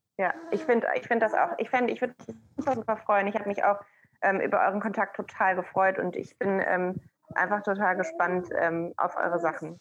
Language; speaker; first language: German; early bilingual, other home language; Persian